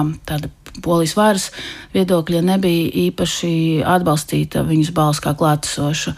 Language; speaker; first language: Latvian; native; Latvian